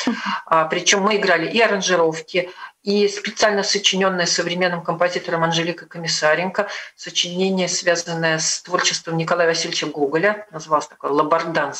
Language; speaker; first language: Russian; native; Russian